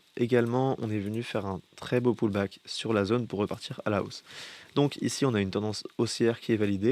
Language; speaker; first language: French; native; French